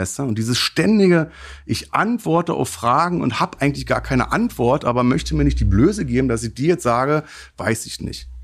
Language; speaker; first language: German; native; German